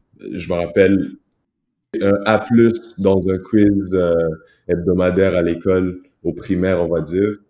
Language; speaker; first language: French; early bilingual, other home language; Kinyarwanda